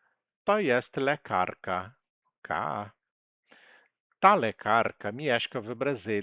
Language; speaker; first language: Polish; non-native, learner; Portuguese